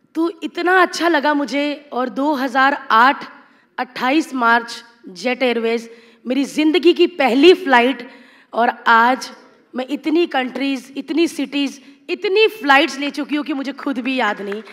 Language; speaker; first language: Hindi; native; Hindi